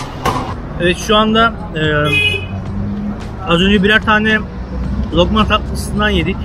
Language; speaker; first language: Turkish; native; Turkish